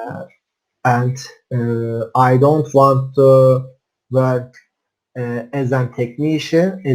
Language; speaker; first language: English; non-native, learner; Turkish